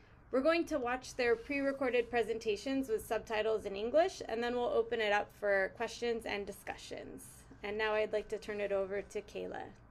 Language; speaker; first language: English; native; English